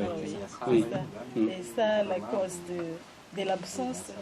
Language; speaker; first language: French; non-native, local second language; Malagasy